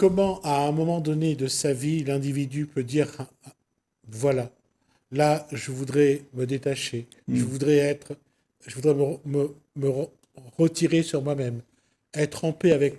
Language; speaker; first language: French; native; French